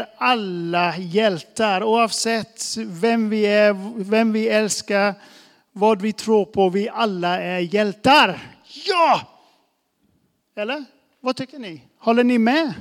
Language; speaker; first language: Swedish; non-native, fluent; English